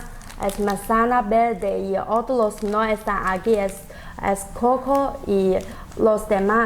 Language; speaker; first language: Spanish; non-native, learner; Chinese